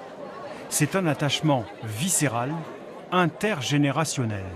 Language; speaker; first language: French; native; French